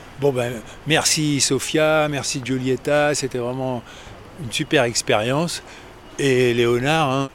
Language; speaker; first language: French; native; French